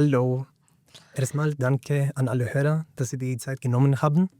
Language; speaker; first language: German; non-native, fluent; Greek